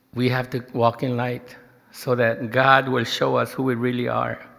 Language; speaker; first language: English; early bilingual, other home language; Korean